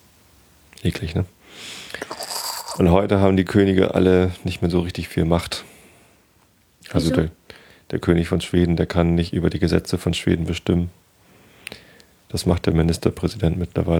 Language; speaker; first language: German; native; German